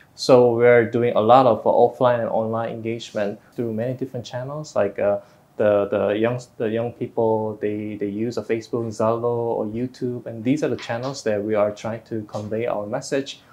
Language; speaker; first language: English; non-native, fluent; Korean